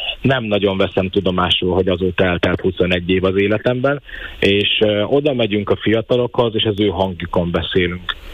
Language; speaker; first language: Hungarian; native; Hungarian